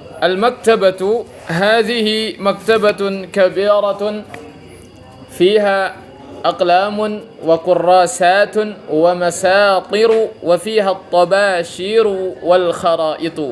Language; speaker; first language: Arabic; non-native, fluent; Indonesian